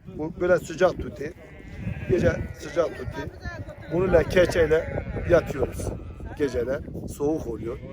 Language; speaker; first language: Turkish; native; Turkish